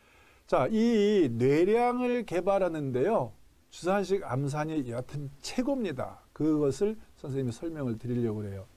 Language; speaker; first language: Korean; native; Korean